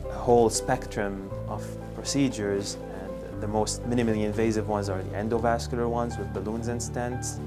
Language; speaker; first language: English; non-native, fluent; Arabic